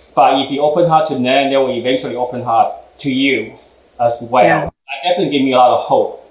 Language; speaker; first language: English; early bilingual, other home language; Chinese